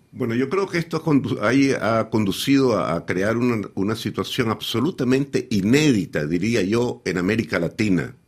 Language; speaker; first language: Spanish; native; Spanish